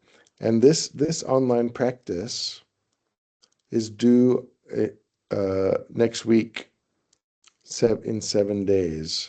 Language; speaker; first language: English; non-native, fluent; Thai